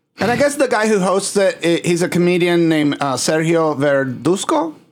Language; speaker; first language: English; native; English